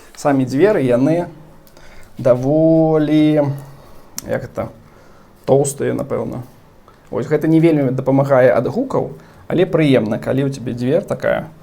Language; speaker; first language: Belarusian; non-native, local second language; Russian